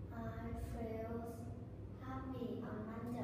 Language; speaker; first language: English; non-native, learner; Vietnamese